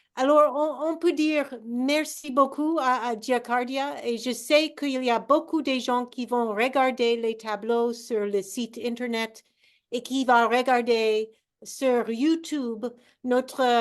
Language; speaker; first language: French; non-native, learner; English